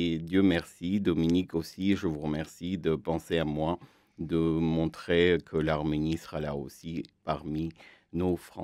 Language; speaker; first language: French; non-native, fluent; Armenian